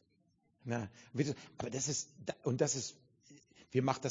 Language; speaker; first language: German; non-native, learner; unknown